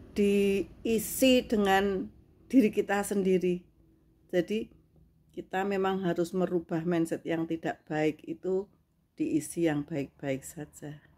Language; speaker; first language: Indonesian; non-native, local second language; Javanese